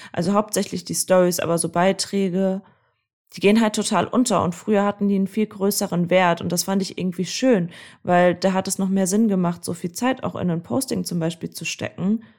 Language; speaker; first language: German; native; German